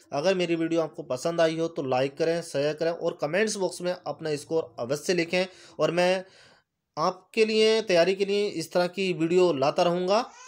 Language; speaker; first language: Hindi; native; Hindi